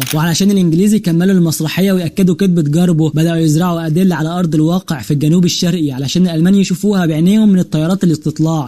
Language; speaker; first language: Arabic; native; Arabic